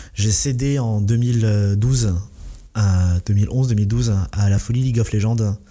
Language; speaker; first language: French; native; French